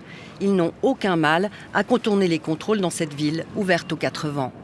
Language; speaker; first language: French; native; French